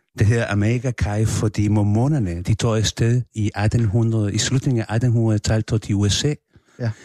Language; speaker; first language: Danish; non-native, fluent; Spanish